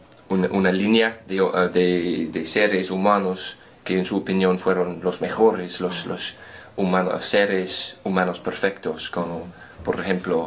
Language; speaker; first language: Spanish; non-native, learner; English